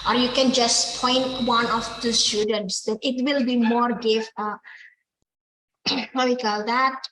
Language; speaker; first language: English; non-native, fluent; Indonesian